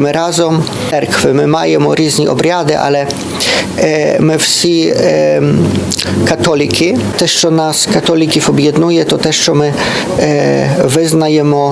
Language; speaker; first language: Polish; non-native, learner; Ukrainian